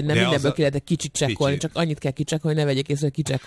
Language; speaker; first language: Hungarian; native; Hungarian